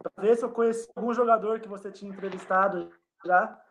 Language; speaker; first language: Portuguese; native; Portuguese